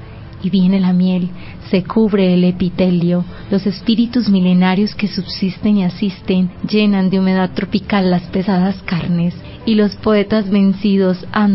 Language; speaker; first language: Spanish; native; Spanish